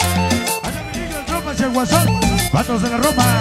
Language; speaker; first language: Spanish; native; Spanish